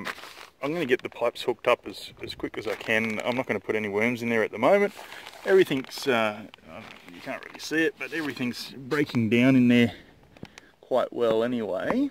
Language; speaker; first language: English; native; English